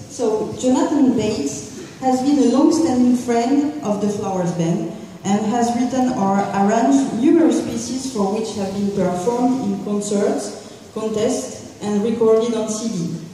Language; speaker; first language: English; native; English